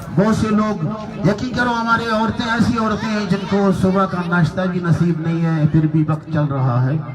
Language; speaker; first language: Urdu; non-native, local second language; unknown